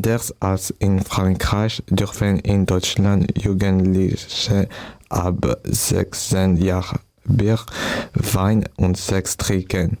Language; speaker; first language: German; non-native, learner; French